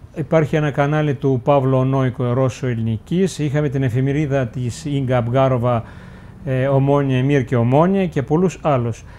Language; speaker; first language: Greek; early bilingual, heritage; Uzbek